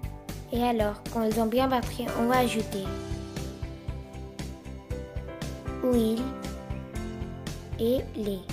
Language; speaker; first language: French; non-native, fluent; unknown